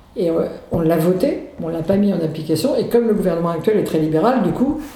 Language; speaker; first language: French; native; French